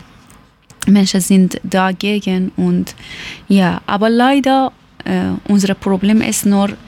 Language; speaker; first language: German; non-native, learner; Persian